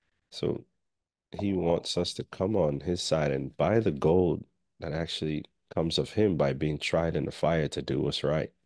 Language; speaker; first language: English; native; English